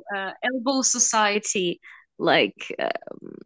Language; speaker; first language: English; non-native, fluent; Russian